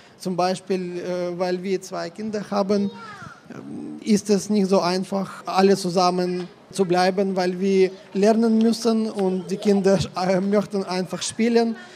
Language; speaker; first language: German; non-native, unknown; Ukrainian